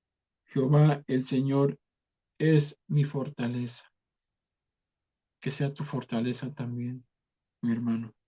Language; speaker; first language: Spanish; native; Spanish